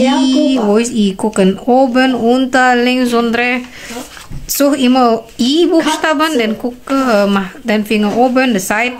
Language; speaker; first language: German; non-native, learner; Indonesian